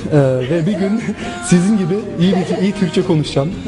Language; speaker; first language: Turkish; non-native, local second language; German